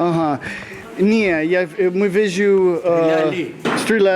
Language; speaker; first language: Russian; non-native, learner; English